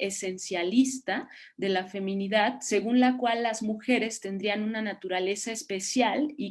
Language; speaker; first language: Spanish; native; Spanish